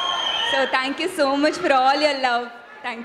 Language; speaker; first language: Telugu; non-native, learner; Tamil